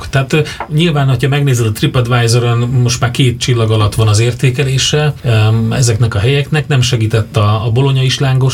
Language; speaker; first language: Hungarian; native; Hungarian